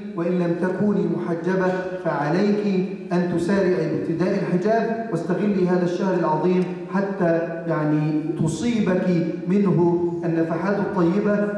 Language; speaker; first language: Arabic; native; Arabic